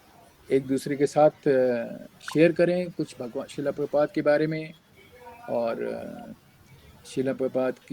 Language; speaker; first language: Hindi; native; Hindi